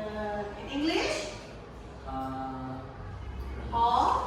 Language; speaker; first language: English; non-native, local second language; Indonesian